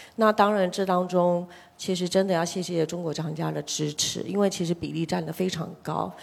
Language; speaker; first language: Chinese; native; Chinese